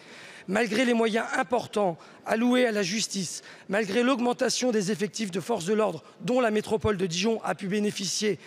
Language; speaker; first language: French; native; French